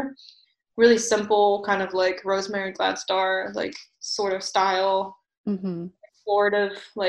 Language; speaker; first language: English; native; English